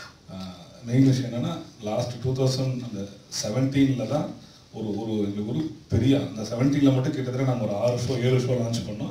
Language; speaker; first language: Tamil; native; Tamil